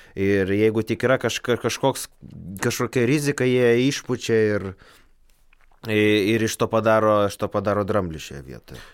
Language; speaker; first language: Lithuanian; non-native, local second language; Polish